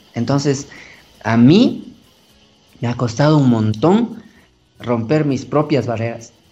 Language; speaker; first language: Spanish; native; Spanish